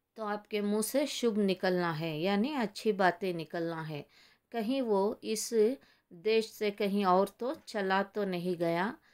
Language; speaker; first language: Hindi; non-native, local second language; Kannada